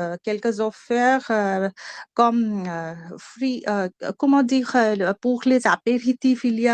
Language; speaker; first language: French; non-native, learner; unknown